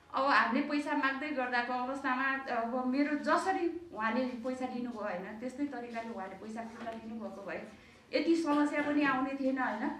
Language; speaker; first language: Nepali; non-native, local second language; Eastern Tamang